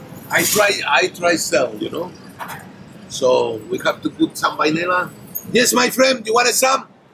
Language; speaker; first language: English; non-native, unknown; Spanish